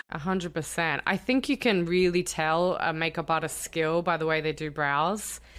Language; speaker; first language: English; native; English